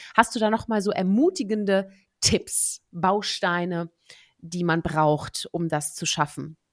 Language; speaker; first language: German; native; German